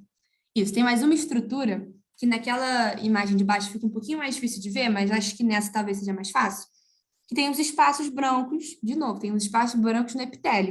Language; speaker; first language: Portuguese; native; Portuguese